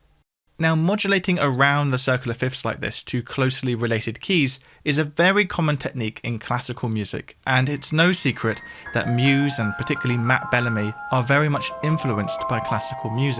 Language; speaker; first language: English; native; English